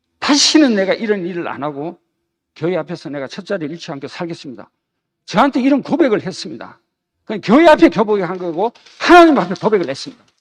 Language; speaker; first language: Korean; native; Korean